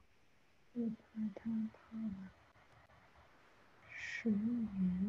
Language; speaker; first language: Chinese; non-native, fluent; Russian